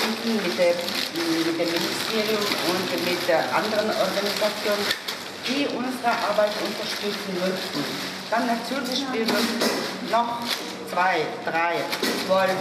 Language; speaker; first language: German; non-native, learner; Mongolian